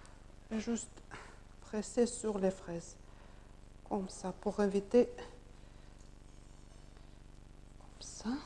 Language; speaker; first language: French; non-native, learner; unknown